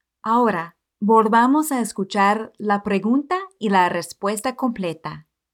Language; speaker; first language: Spanish; non-native, fluent; English